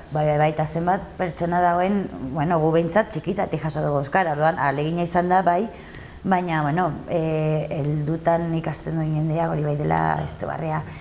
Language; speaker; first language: Basque; non-native, local second language; Spanish